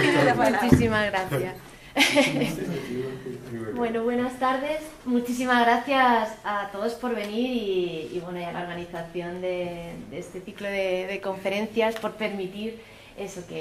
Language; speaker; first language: Spanish; native; Spanish